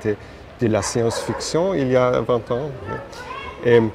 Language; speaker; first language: French; non-native, fluent; German